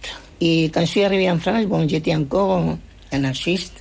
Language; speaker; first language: French; non-native, fluent; Spanish